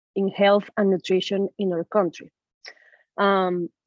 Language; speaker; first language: English; non-native, learner; Spanish